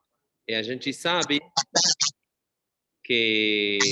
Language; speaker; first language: Portuguese; non-native, fluent; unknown